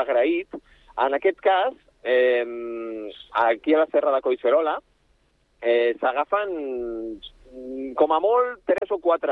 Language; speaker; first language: Catalan; native; Catalan